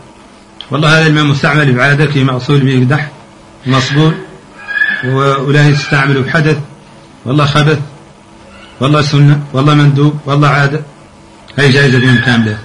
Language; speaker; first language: Arabic; native; Arabic